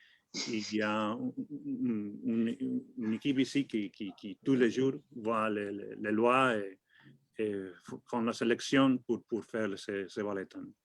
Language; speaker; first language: French; non-native, fluent; Spanish